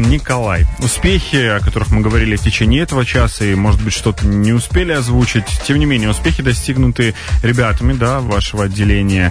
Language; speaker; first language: Russian; native; Russian